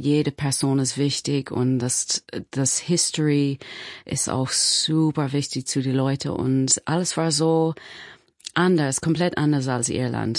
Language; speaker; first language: German; non-native, learner; English